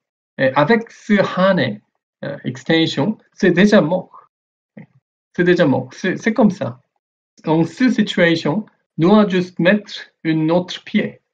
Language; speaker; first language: French; non-native, learner; Korean